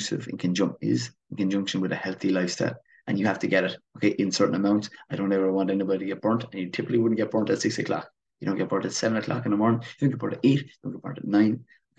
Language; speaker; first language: English; native; English